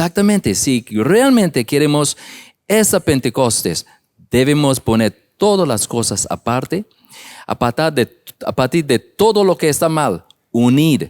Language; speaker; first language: Spanish; non-native, learner; English